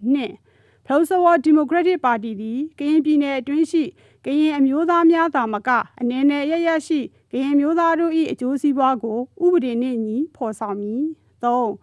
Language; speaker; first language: Burmese; non-native, local second language; Karen languages